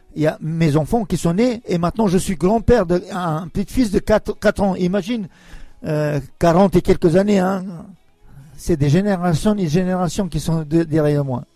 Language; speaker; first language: French; non-native, fluent; Albanian